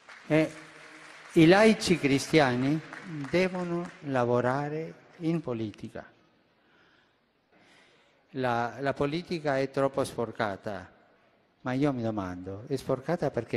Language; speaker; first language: Italian; non-native, fluent; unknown